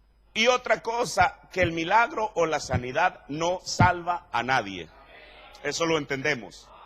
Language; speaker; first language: Spanish; native; Spanish